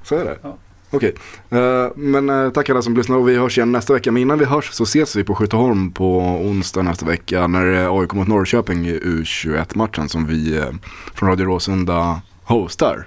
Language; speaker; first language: Swedish; native; Swedish